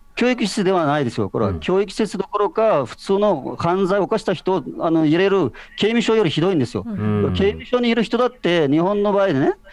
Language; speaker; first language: Japanese; non-native, fluent; Uyghur